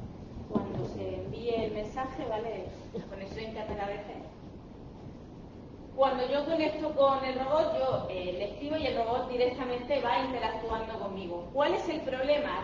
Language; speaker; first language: Spanish; native; Spanish